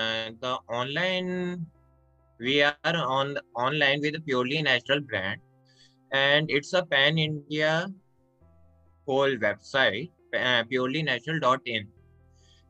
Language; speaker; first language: English; non-native, local second language; Hindi